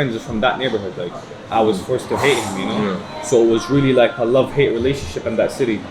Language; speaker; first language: English; native; English